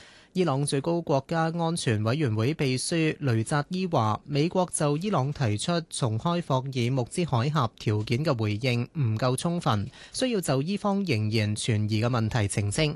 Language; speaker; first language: Chinese; non-native, local second language; Cantonese